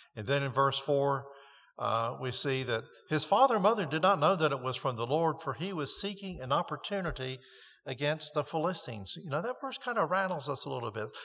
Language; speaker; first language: English; native; English